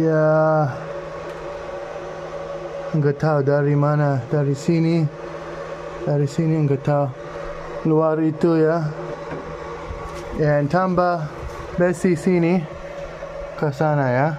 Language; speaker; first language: Indonesian; non-native, learner; English